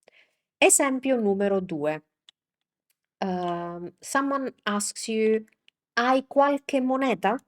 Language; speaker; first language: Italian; non-native, fluent; English